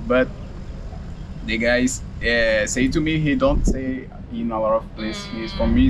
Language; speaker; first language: English; non-native, learner; Portuguese